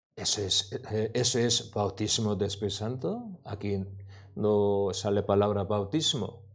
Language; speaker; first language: Spanish; non-native, learner; Korean